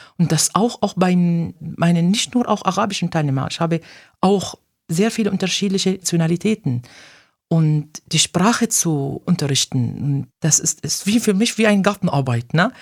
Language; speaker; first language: German; non-native, fluent; Arabic